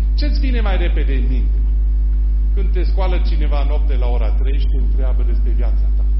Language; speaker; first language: Romanian; non-native, fluent; German